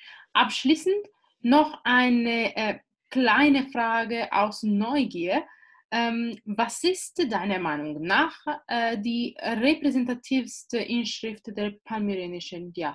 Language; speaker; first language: German; non-native, fluent; Italian